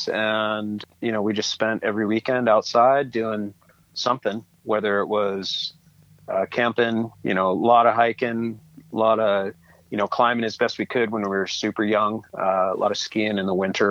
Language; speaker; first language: English; native; English